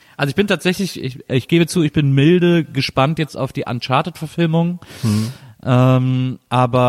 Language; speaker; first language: German; native; German